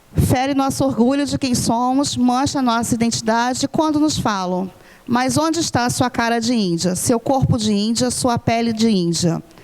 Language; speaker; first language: Portuguese; non-native, fluent; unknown